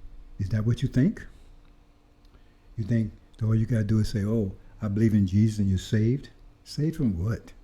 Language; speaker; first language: English; native; English